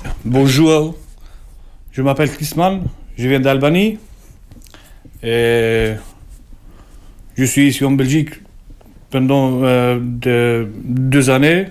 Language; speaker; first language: French; non-native, learner; Albanian